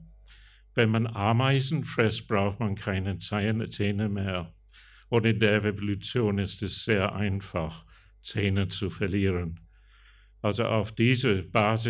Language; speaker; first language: German; non-native, fluent; English